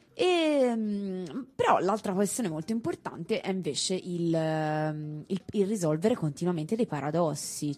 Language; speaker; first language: Italian; native; Italian